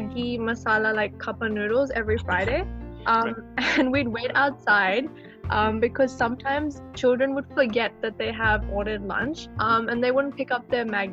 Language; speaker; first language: English; native; English